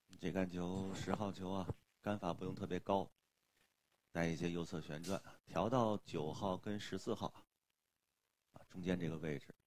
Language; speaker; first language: Chinese; native; Chinese